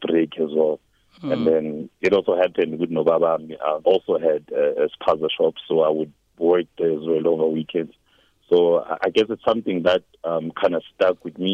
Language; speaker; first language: English; non-native, local second language; Zulu